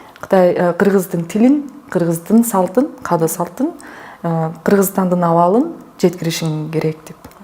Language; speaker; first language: Kyrgyz; native; Kyrgyz